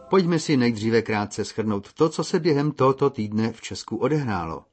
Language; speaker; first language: Czech; native; Czech